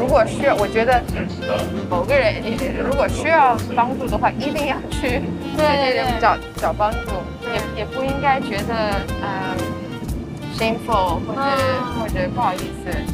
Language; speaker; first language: Chinese; early bilingual, heritage; Chinese